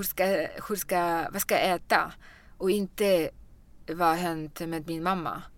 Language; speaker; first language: Swedish; non-native, fluent; Russian